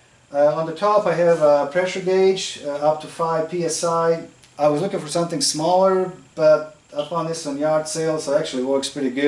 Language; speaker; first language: English; non-native, fluent; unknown